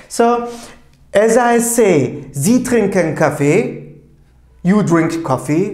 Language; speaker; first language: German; non-native, fluent; Turkish